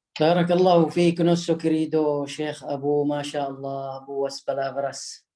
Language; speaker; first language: Portuguese; non-native, fluent; Arabic